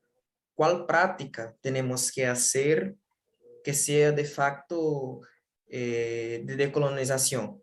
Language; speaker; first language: Spanish; non-native, learner; Portuguese